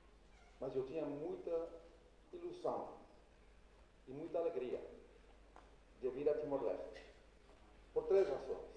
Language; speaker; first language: Portuguese; non-native, fluent; Spanish